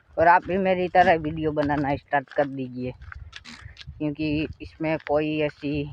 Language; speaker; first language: Hindi; non-native, local second language; Gujarati